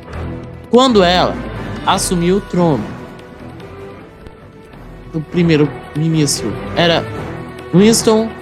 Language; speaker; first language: Portuguese; native; Portuguese